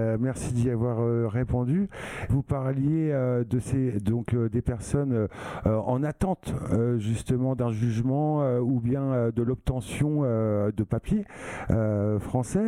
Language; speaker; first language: French; native; French